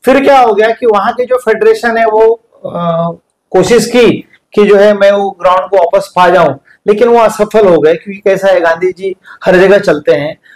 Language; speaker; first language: Hindi; non-native, local second language; Marathi